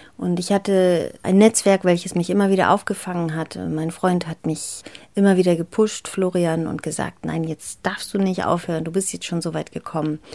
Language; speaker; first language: German; early bilingual, other home language; Greek